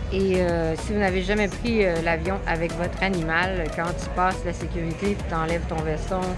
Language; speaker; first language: French; native; French